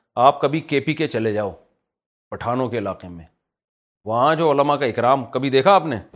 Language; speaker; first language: Urdu; native; Urdu